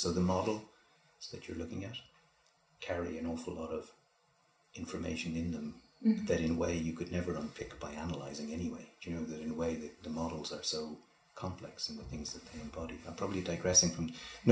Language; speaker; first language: English; native; English